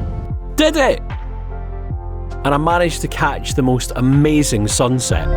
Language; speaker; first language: English; native; English